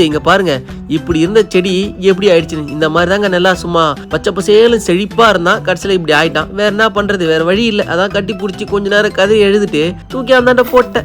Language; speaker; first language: Tamil; native; Tamil